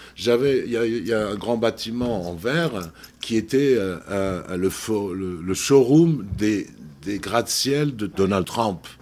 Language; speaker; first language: French; non-native, fluent; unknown